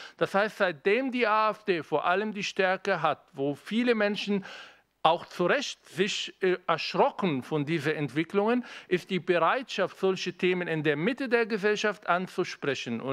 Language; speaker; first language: German; non-native, fluent; Arabic